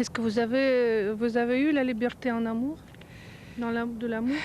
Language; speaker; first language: French; non-native, fluent; Russian